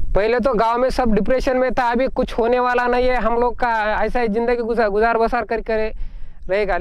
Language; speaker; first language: Hindi; non-native, local second language; Marathi